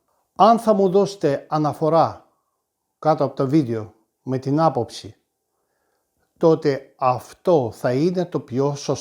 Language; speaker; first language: Greek; non-native, fluent; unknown